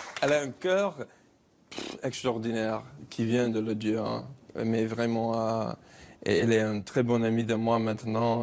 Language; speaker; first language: French; non-native, fluent; English